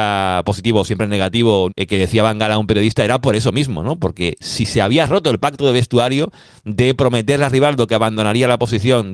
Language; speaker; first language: Spanish; native; Spanish